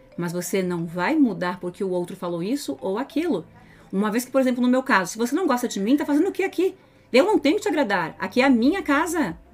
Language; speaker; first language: Portuguese; native; Portuguese